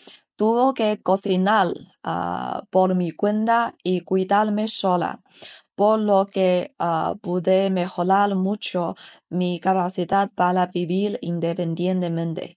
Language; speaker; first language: Spanish; non-native, fluent; Chinese